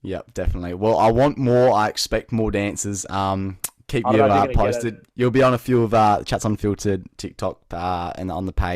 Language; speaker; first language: English; native; English